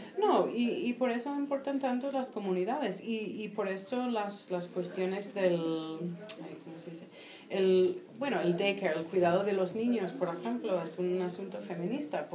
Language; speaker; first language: Spanish; non-native, fluent; English